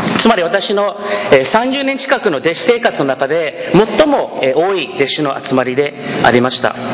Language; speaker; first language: Japanese; early bilingual, heritage; Japanese